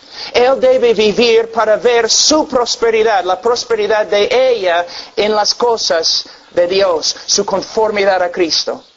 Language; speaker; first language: Spanish; non-native, fluent; English